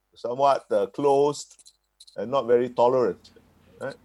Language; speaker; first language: English; native; English